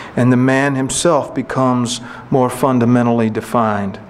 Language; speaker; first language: English; native; English